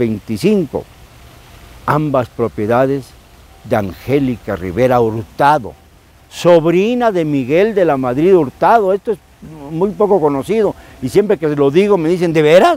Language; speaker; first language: Spanish; native; Spanish